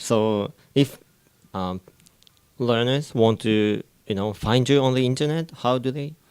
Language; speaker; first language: English; non-native, fluent; Japanese